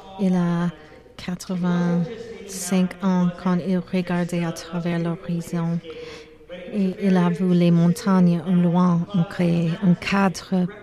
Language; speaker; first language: French; non-native, learner; English